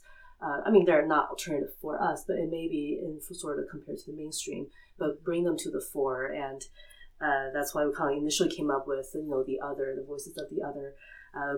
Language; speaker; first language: English; early bilingual, other home language; Chinese